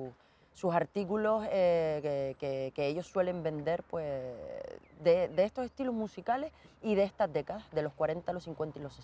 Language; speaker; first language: Spanish; native; Spanish